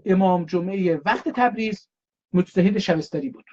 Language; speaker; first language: Persian; non-native, local second language; Azerbaijani